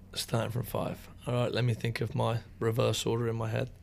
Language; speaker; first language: English; native; English